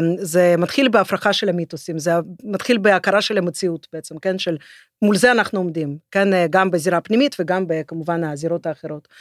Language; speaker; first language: Hebrew; non-native, fluent; Russian